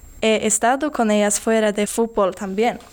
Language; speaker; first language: Spanish; non-native, learner; Swedish